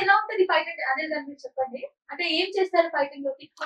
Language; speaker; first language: Telugu; native; Telugu